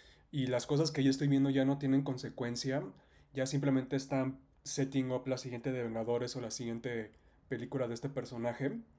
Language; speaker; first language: Spanish; native; Spanish